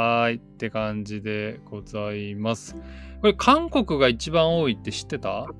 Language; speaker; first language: Japanese; native; Japanese